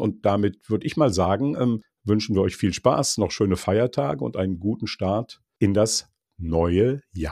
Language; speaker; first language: German; native; German